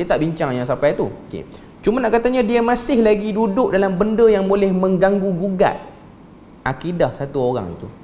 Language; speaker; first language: Malay; native; Malay